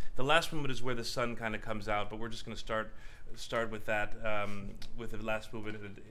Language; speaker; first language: English; native; English